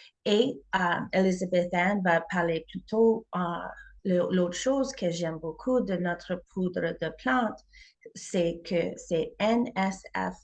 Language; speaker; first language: French; non-native, fluent; English